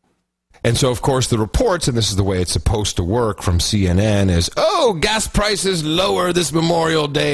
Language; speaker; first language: English; native; English